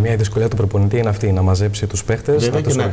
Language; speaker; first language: Greek; native; Greek